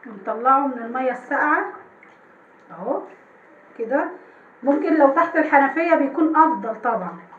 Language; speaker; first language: Arabic; native; Arabic